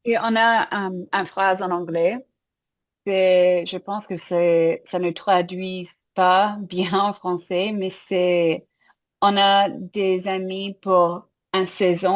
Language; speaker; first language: French; non-native, fluent; English